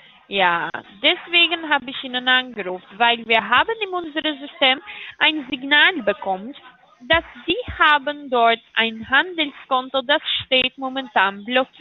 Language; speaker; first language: German; non-native, learner; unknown